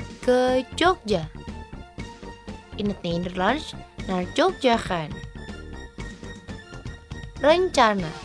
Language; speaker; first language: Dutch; non-native, fluent; Indonesian